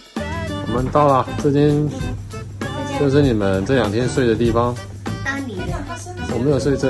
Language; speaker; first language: Chinese; native; Chinese